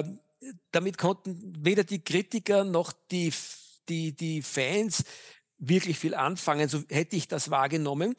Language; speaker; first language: German; native; German